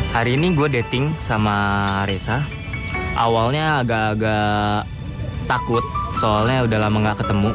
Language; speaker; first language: Indonesian; native; Indonesian